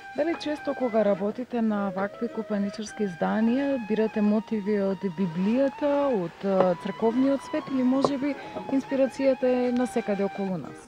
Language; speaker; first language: Macedonian; native; Macedonian